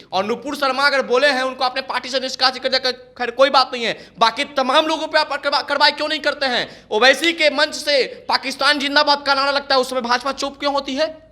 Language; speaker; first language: Hindi; native; Hindi